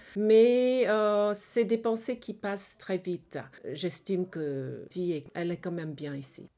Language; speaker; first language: French; early bilingual, other home language; Hmong